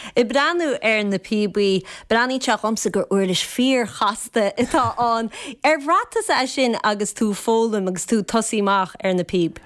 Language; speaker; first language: Irish; native; Irish